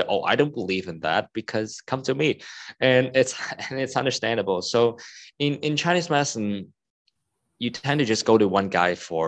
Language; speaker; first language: English; non-native, local second language; Cantonese